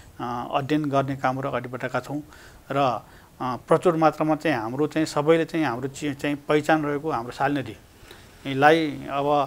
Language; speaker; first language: Nepali; native; Nepali